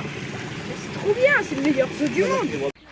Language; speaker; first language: French; native; French